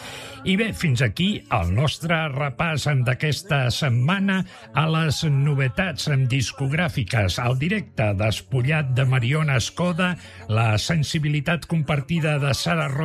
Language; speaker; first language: Catalan; native; Catalan